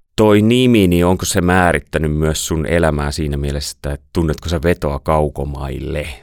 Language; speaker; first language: Finnish; native; Finnish